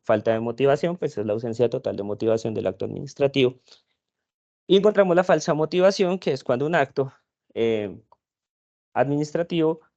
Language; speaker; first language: Spanish; native; Spanish